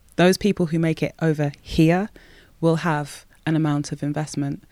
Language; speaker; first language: English; native; English